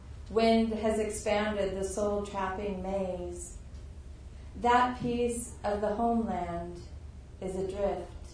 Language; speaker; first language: English; native; English